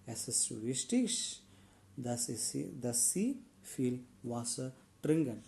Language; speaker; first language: German; non-native, learner; Malayalam